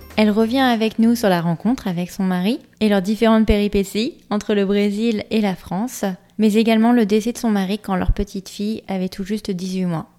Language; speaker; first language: French; native; French